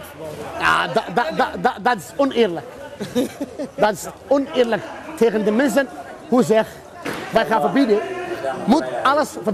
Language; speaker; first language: Dutch; non-native, learner; Somali